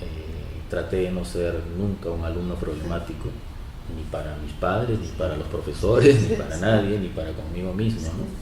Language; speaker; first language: Spanish; native; Spanish